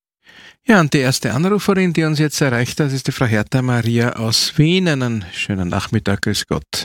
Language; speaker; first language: German; native; German